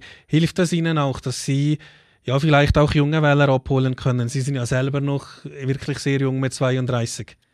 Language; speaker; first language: German; native; German